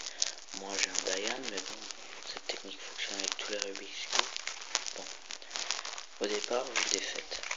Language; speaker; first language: French; native; French